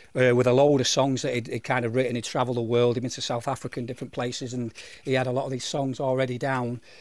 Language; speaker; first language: English; native; English